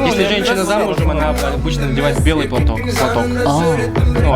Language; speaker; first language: Russian; native; Russian